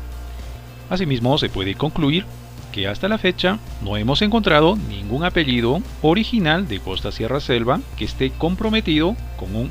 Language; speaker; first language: Spanish; native; Spanish